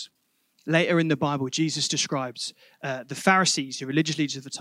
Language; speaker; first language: English; native; English